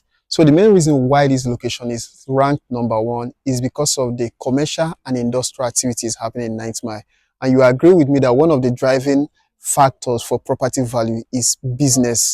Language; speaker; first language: English; non-native, local second language; Igbo